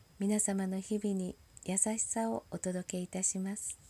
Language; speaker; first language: Japanese; native; Japanese